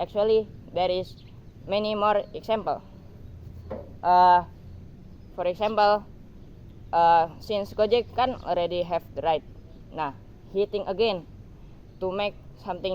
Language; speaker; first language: English; non-native, learner; Indonesian